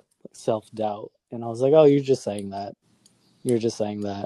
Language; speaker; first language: English; native; English